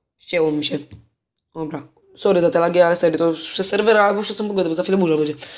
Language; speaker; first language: Polish; native; Polish